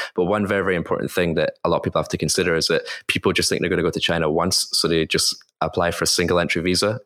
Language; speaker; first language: English; native; English